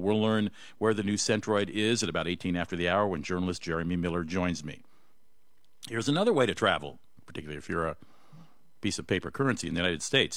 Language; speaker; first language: English; native; English